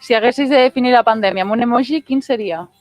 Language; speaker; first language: Catalan; native; Catalan